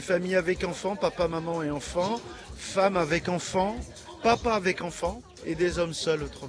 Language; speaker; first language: French; native; French